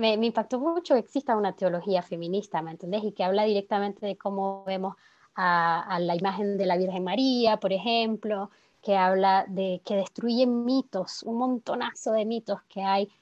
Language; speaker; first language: Spanish; native; Spanish